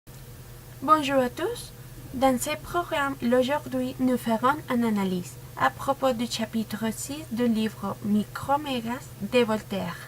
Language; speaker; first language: French; non-native, learner; Spanish